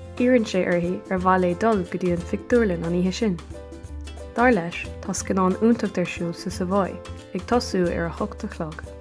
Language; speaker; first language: Irish; non-native, local second language; English